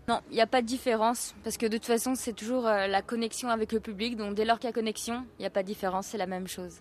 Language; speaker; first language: French; native; French